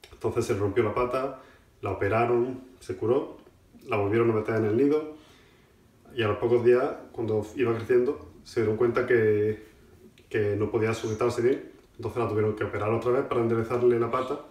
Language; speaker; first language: Spanish; native; Spanish